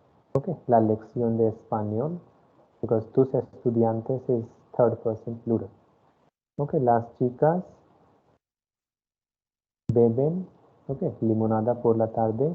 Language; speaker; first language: Spanish; non-native, fluent; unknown